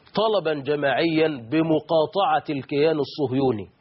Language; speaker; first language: Arabic; native; Arabic